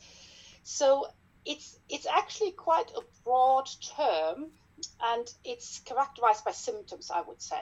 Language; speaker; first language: English; non-native, fluent; German